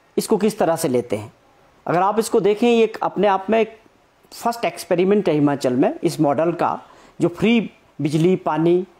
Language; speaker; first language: Hindi; native; Hindi